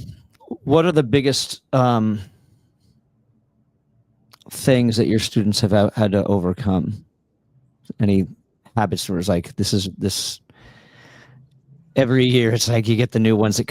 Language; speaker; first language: English; native; English